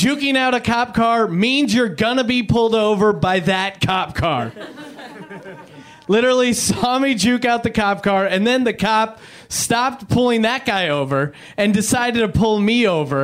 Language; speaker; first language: English; native; English